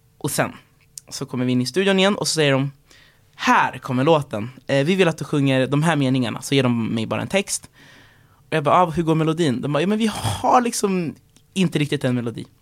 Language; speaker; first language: Swedish; early bilingual, other home language; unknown